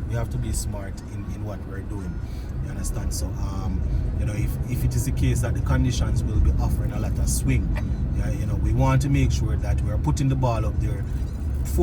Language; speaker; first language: English; native; English